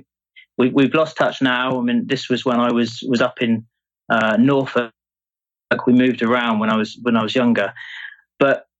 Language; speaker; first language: English; native; English